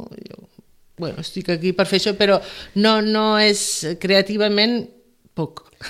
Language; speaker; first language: Catalan; non-native, local second language; Spanish